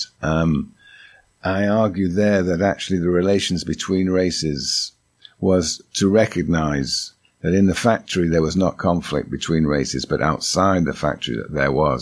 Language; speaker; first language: English; native; English